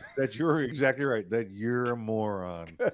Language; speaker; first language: English; native; English